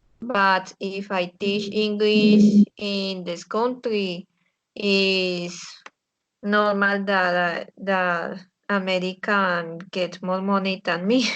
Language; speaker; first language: English; non-native, learner; Spanish